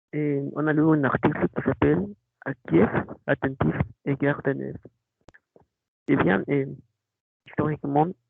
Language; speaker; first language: French; non-native, learner; Spanish